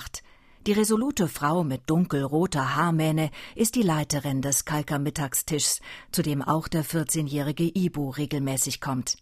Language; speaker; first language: German; native; German